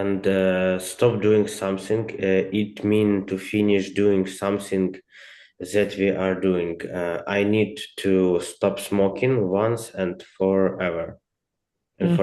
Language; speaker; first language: English; non-native, learner; Ukrainian